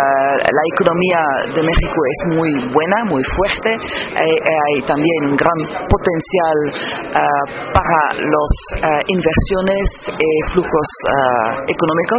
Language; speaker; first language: Spanish; non-native, fluent; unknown